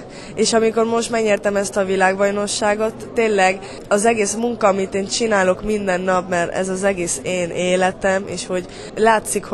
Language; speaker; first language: Hungarian; early bilingual, heritage; Hungarian